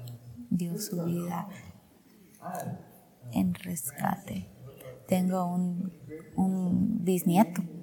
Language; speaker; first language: Spanish; early bilingual, heritage; Spanish